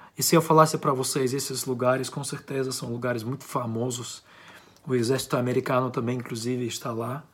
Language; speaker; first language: Portuguese; non-native, fluent; Ukrainian